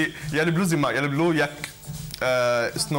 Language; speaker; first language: Ukrainian; non-native, learner; Arabic